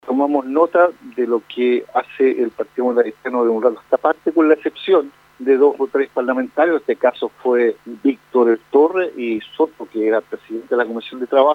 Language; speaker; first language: Spanish; native; Spanish